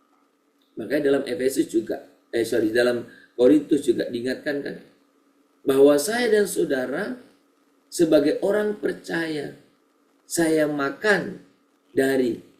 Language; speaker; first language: Indonesian; native; Indonesian